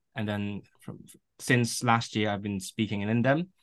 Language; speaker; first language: English; non-native, local second language; Cantonese